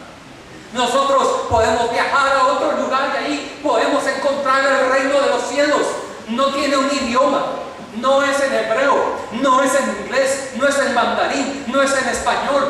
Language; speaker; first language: Spanish; native; Spanish